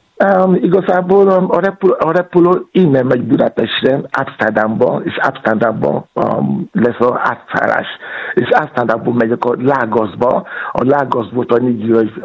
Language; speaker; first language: Hungarian; non-native, fluent; Yoruba